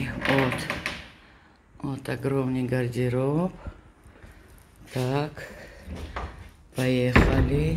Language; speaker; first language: Russian; non-native, fluent; Georgian